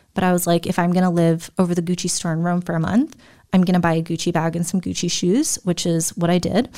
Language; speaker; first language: English; early bilingual, other home language; German